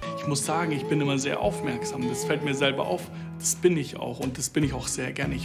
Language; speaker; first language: German; native; German